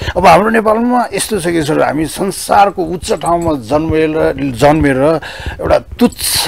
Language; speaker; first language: Nepali; early bilingual, heritage; Nepali